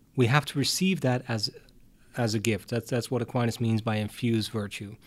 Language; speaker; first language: English; non-native, fluent; Dutch